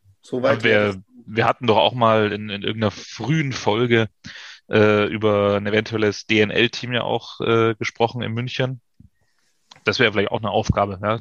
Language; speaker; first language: German; native; German